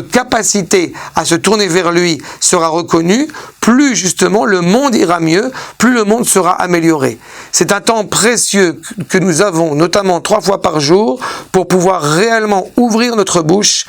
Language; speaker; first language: French; native; French